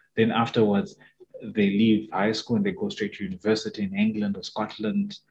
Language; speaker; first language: English; non-native, local second language; Shona